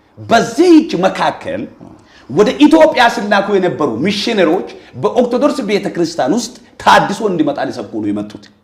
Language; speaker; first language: Amharic; non-native, local second language; Oromo